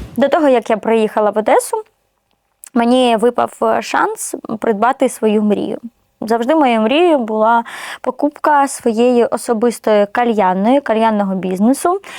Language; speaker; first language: Ukrainian; non-native, local second language; Russian